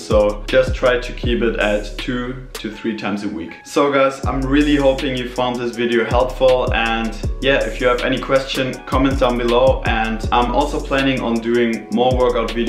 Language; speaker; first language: English; non-native, fluent; German